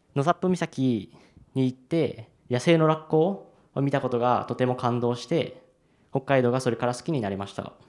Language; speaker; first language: Japanese; native; Japanese